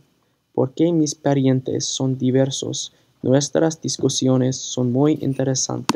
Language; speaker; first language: Spanish; early bilingual, heritage; Spanish